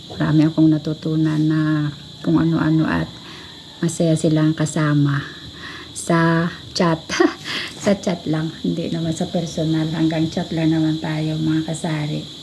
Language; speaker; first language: Filipino; non-native, local second language; Kinaray-a